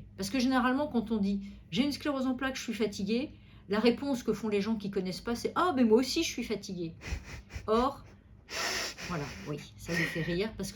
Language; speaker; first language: French; native; French